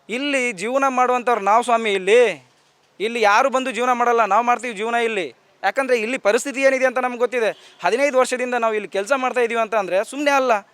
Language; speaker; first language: Kannada; non-native, local second language; Lambadi